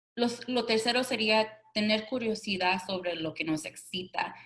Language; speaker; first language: Spanish; early bilingual, other home language; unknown